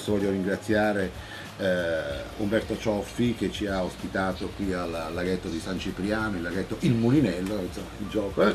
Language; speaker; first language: Italian; native; Italian